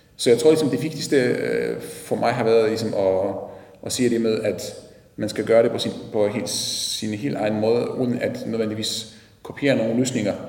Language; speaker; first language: Danish; non-native, fluent; Polish